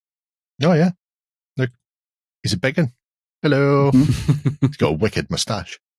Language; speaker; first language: English; native; English